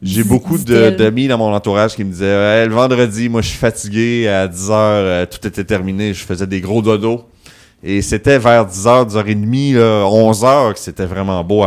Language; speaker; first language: French; native; French